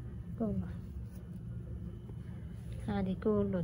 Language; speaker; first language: Arabic; non-native, learner; Bangla